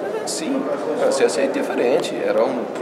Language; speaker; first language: Portuguese; non-native, fluent; English